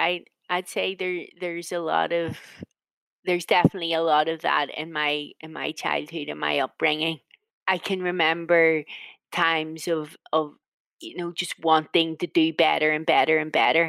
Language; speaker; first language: English; native; English